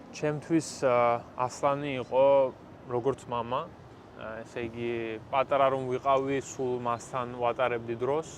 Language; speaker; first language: Georgian; early bilingual, heritage; Georgian